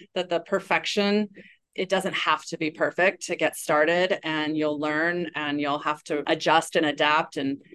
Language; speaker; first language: English; native; English